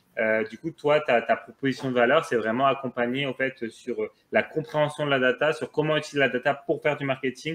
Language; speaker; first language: French; native; French